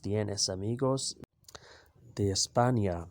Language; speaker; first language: Spanish; non-native, learner; Urdu